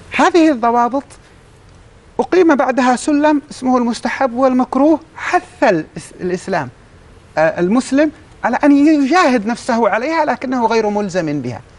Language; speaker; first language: Arabic; native; Arabic